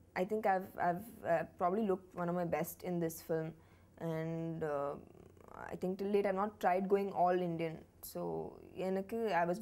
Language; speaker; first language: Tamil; non-native, learner; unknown